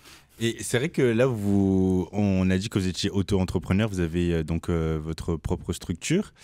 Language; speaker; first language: French; native; French